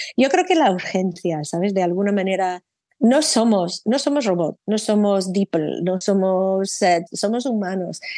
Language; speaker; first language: Spanish; non-native, fluent; English